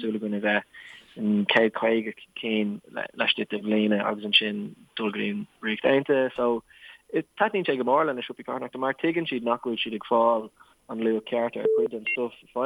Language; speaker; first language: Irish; non-native, local second language; English